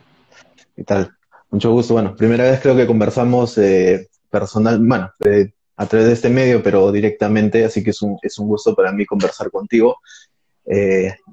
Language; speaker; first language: Spanish; native; Spanish